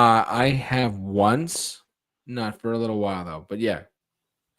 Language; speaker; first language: English; native; English